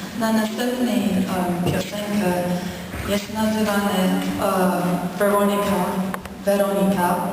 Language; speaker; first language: Polish; early bilingual, heritage; English